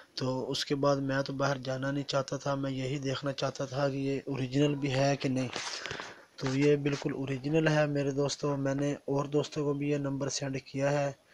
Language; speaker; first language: Urdu; non-native, local second language; Punjabi